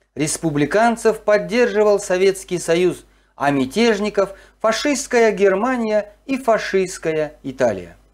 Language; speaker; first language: Russian; non-native, local second language; Kazakh